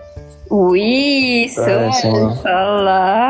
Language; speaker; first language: French; non-native, learner; Turkish